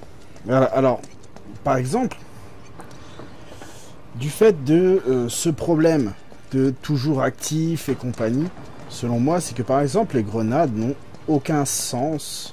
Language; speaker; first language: French; native; French